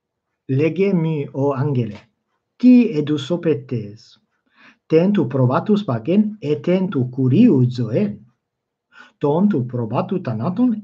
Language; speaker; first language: Greek; non-native, fluent; English